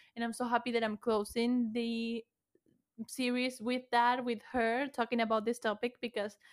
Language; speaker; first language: English; non-native, fluent; Spanish